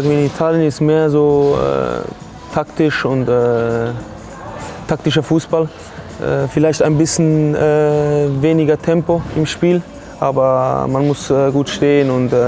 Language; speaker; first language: German; non-native, fluent; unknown